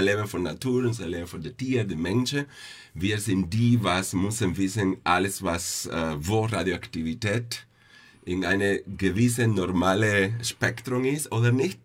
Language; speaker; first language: German; non-native, fluent; Spanish